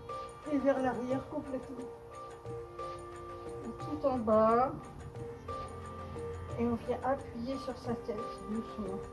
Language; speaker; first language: French; native; French